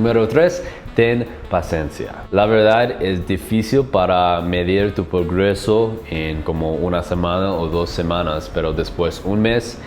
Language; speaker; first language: Spanish; non-native, learner; English